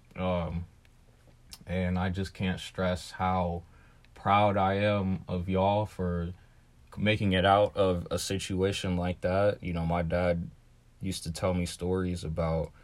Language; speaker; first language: English; native; English